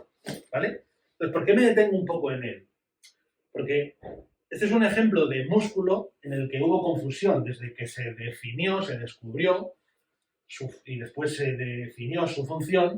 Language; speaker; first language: Spanish; native; Spanish